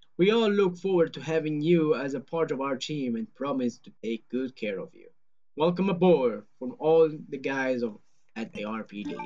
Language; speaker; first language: English; non-native, fluent; Portuguese